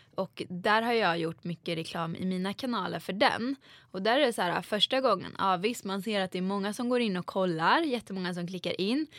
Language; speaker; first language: Swedish; native; Swedish